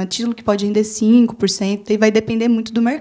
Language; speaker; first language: Portuguese; native; Portuguese